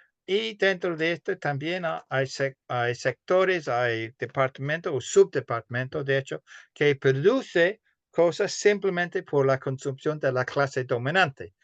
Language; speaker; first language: Spanish; non-native, fluent; English